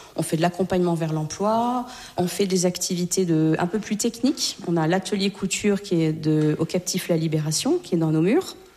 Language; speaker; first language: French; native; French